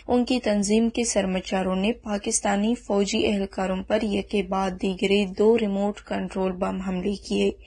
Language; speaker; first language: Urdu; non-native, local second language; Baluchi